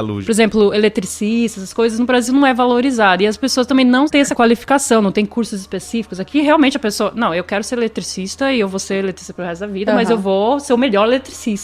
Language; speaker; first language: Portuguese; native; Portuguese